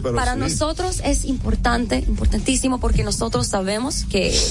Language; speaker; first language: Spanish; non-native, fluent; Hebrew